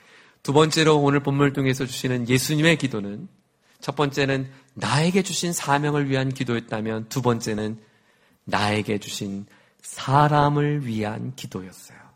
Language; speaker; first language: Korean; native; Korean